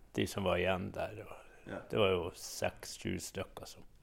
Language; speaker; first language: Norwegian; native; Norwegian